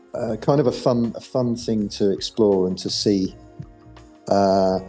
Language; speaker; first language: English; native; English